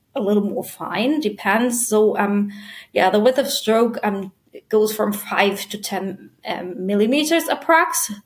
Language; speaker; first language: English; non-native, fluent; German